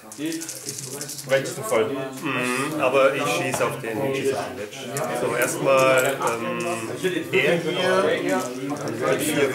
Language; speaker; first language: German; native; German